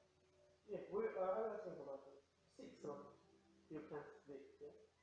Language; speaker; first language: English; non-native, learner; Polish